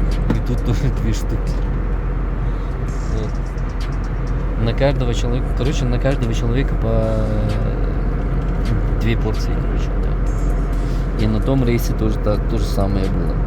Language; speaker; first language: Russian; native; Russian